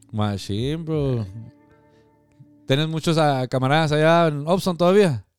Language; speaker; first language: Spanish; early bilingual, other home language; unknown